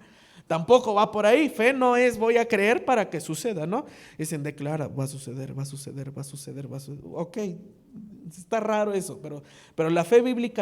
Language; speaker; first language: Spanish; native; Spanish